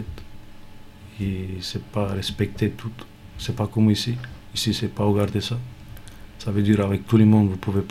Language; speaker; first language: French; non-native, learner; Romany